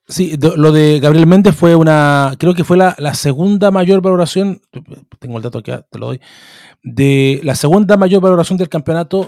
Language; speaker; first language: Spanish; native; Spanish